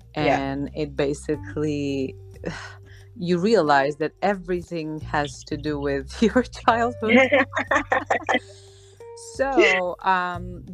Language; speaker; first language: English; non-native, fluent; Slovenian